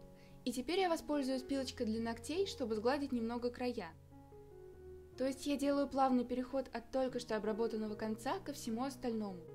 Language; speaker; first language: Russian; native; Russian